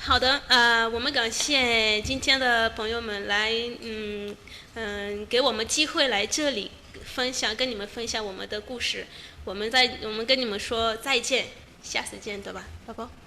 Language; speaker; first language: Chinese; non-native, fluent; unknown